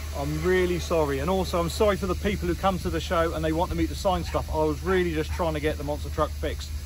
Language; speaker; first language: English; native; English